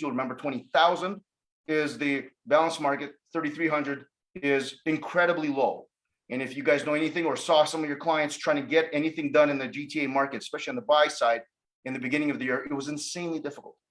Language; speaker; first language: English; native; English